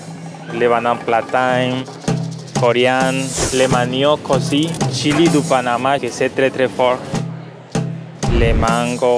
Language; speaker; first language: French; non-native, learner; Spanish